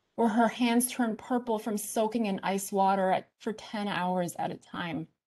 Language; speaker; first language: English; early bilingual, other home language; Chinese